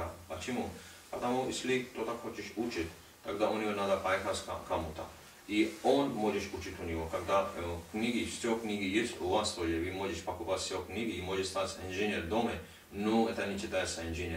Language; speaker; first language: Russian; non-native, learner; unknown